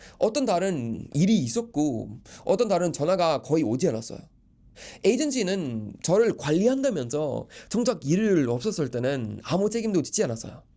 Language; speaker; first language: Korean; non-native, fluent; Swedish